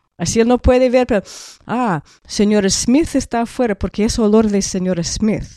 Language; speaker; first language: Spanish; non-native, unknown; English